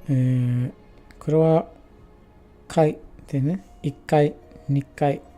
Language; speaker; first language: Japanese; non-native, learner; English